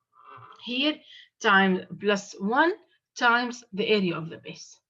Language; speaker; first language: English; non-native, fluent; Arabic